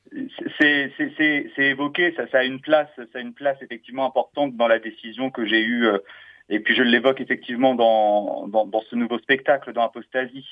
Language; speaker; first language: French; native; French